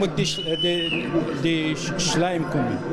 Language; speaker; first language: Dutch; non-native, learner; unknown